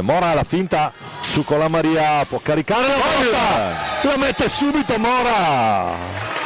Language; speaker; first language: Italian; native; Italian